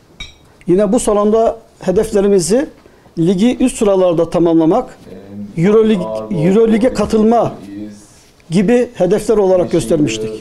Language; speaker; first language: Turkish; native; Turkish